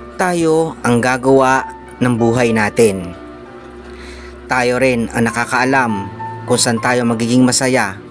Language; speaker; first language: Filipino; native; Filipino